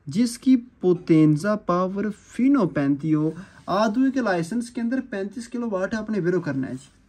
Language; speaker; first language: Urdu; non-native, local second language; Punjabi